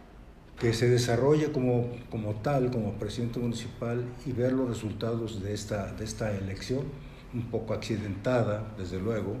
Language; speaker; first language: Spanish; native; Spanish